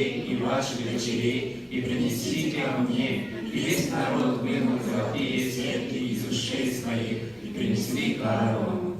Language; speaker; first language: Russian; non-native, learner; Korean